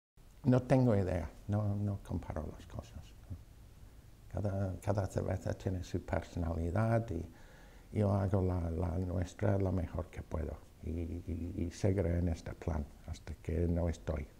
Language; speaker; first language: Spanish; non-native, fluent; English